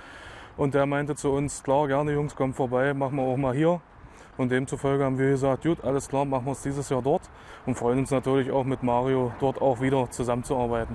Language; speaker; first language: German; native; German